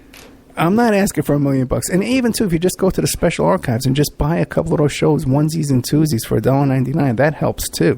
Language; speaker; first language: English; native; English